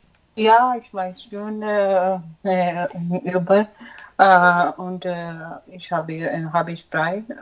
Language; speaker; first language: German; non-native, learner; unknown